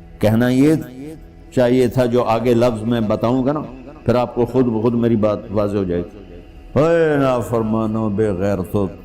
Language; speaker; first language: Urdu; non-native, local second language; Punjabi